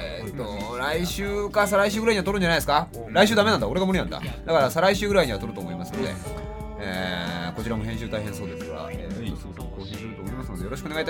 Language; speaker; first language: Japanese; native; Japanese